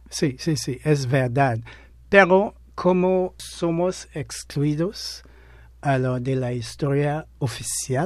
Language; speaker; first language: Spanish; non-native, fluent; English